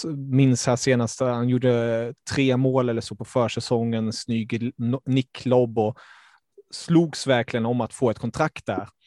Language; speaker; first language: Swedish; early bilingual, other home language; German